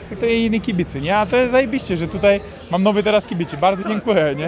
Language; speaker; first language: Polish; non-native, learner; Uzbek